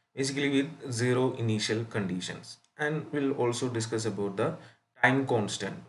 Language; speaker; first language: English; non-native, local second language; Malayalam